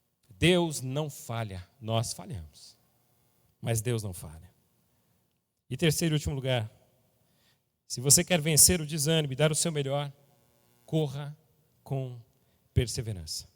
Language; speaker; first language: Portuguese; native; Portuguese